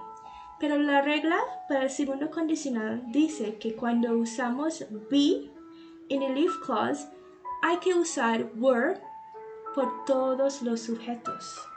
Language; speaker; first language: Spanish; non-native, fluent; English